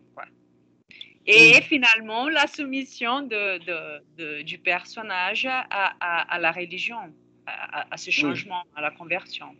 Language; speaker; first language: French; non-native, fluent; Portuguese